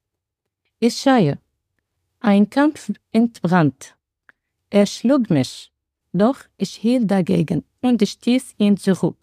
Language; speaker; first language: German; non-native, learner; Arabic